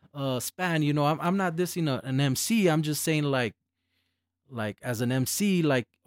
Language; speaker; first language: English; early bilingual, other home language; Spanish